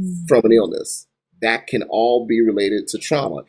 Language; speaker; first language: English; native; English